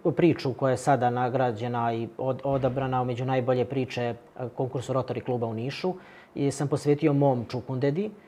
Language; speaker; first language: Serbian; native; Serbian